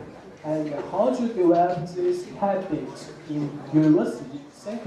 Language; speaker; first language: English; non-native, learner; Chinese